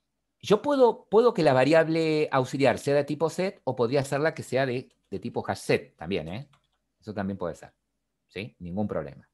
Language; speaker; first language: Spanish; native; Spanish